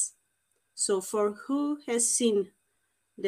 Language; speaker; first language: English; non-native, fluent; Portuguese